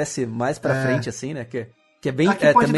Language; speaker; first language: Portuguese; native; Portuguese